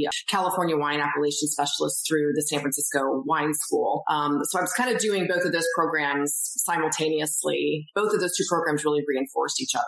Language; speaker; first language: English; native; English